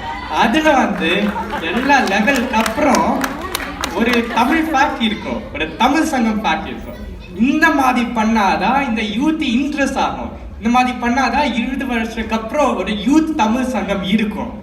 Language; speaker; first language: Tamil; early bilingual, heritage; Tamil